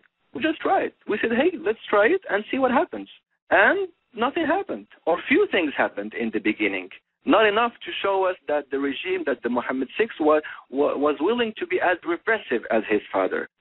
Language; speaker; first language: English; non-native, fluent; Arabic